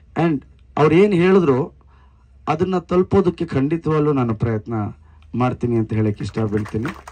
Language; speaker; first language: Kannada; native; Kannada